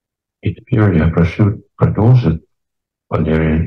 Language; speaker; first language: Russian; non-native, fluent; English